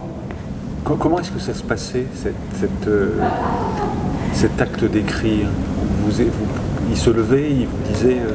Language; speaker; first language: French; native; French